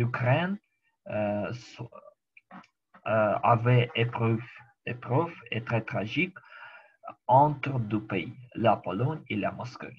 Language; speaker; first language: French; non-native, learner; Ukrainian